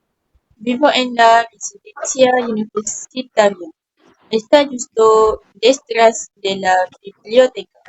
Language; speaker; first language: Spanish; non-native, learner; Malay